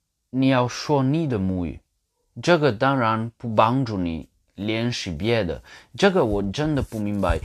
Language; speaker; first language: Chinese; non-native, learner; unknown